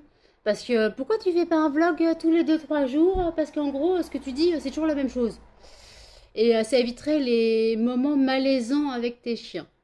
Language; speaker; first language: French; native; French